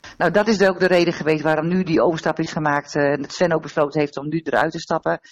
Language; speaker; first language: Dutch; native; Dutch